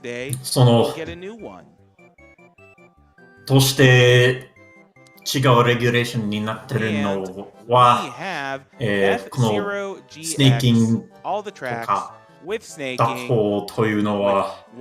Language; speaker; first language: Japanese; non-native, learner; English